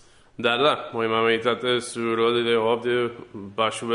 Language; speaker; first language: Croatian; early bilingual, heritage; Serbian